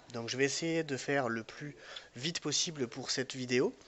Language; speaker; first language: French; native; French